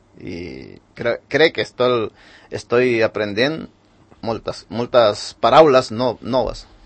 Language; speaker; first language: Catalan; non-native, learner; Spanish